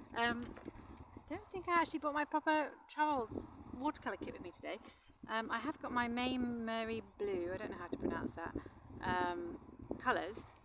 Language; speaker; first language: English; native; English